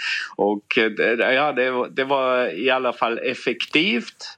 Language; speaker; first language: Swedish; non-native, fluent; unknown